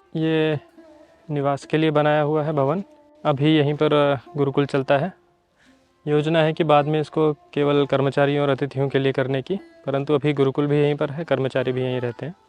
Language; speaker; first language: Hindi; native; Hindi